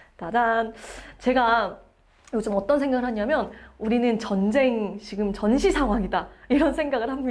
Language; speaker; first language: Korean; native; Korean